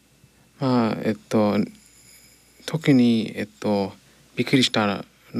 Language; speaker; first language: Japanese; non-native, learner; English